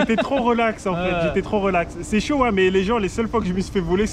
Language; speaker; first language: French; native; French